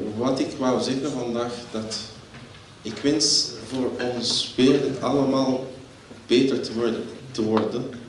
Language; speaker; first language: Dutch; non-native, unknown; Arabic